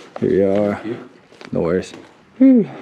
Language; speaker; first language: English; non-native, learner; Korean